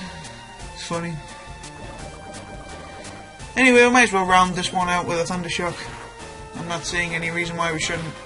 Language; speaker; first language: English; native; English